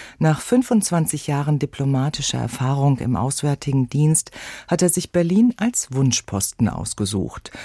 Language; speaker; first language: German; native; German